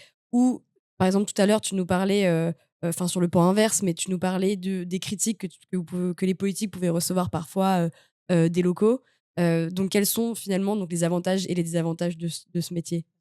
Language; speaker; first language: French; native; French